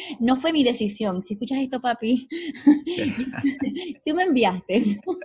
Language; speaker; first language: Spanish; native; Spanish